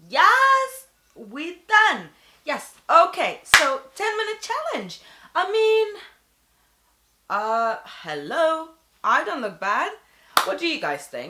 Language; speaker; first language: English; non-native, fluent; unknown